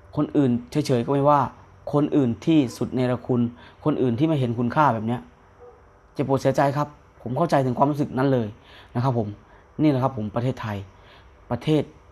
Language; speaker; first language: Thai; native; Thai